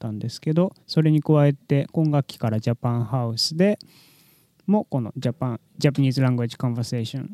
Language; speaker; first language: Japanese; native; Japanese